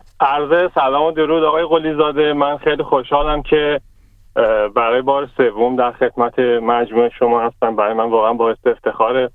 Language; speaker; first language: Persian; native; Persian